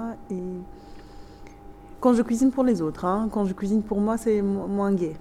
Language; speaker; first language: French; non-native, local second language; Arabic